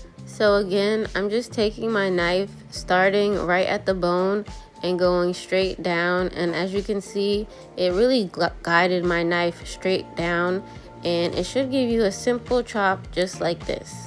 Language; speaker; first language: English; native; English